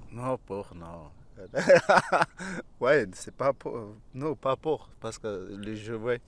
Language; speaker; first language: French; non-native, learner; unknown